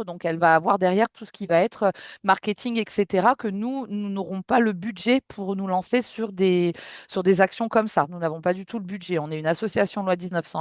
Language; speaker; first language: French; native; French